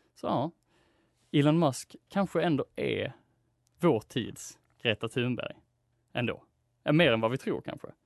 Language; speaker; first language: Swedish; native; Swedish